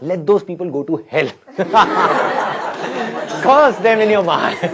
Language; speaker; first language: English; non-native, local second language; Hindi